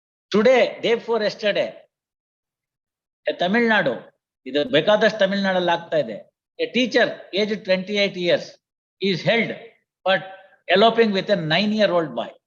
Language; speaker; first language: English; non-native, local second language; Kannada